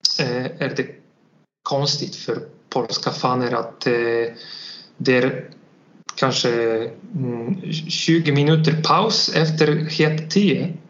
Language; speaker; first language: Swedish; non-native, learner; Polish